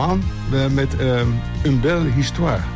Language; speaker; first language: Dutch; native; Dutch